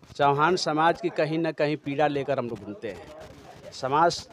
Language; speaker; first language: Hindi; native; Hindi